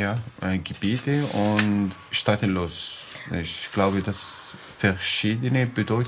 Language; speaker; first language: German; non-native, learner; Arabic